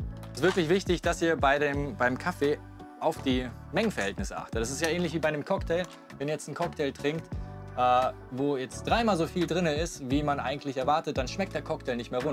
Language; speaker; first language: German; native; German